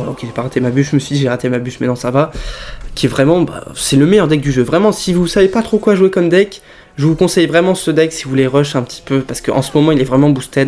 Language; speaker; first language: French; native; French